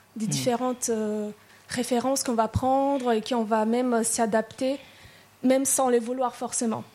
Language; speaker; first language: French; non-native, fluent; Portuguese